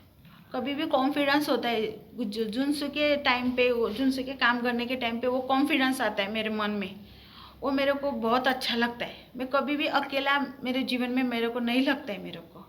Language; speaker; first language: Hindi; early bilingual, heritage; Hindi